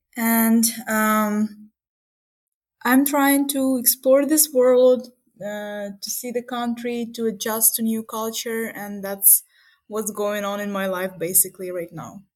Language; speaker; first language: English; non-native, fluent; Ukrainian